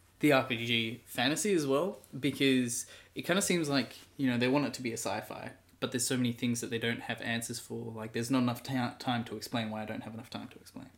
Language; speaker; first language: English; native; English